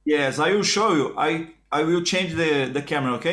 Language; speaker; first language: English; non-native, learner; Portuguese